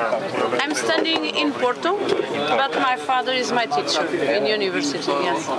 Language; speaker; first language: English; non-native, learner; Portuguese